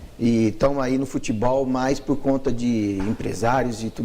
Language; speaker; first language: Portuguese; native; Portuguese